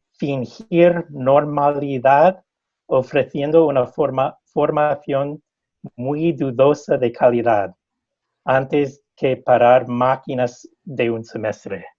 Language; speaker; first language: Spanish; non-native, fluent; English